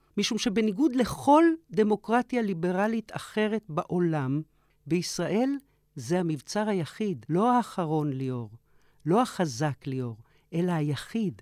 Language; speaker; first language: Hebrew; early bilingual, other home language; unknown